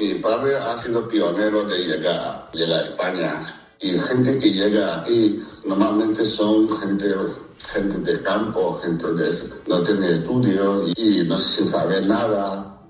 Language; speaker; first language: Spanish; non-native, fluent; Chinese